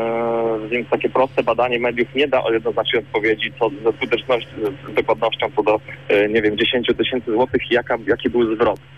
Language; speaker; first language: Polish; native; Polish